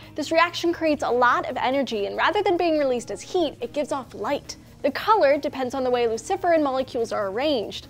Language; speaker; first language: English; native; English